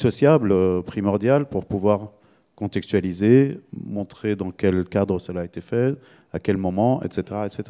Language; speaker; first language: French; native; French